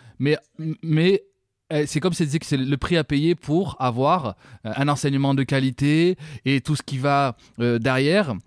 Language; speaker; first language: French; native; French